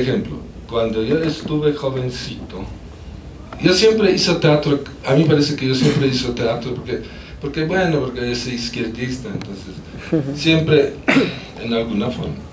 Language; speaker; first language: Spanish; non-native, fluent; Polish